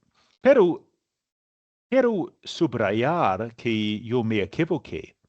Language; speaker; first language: Spanish; non-native, learner; English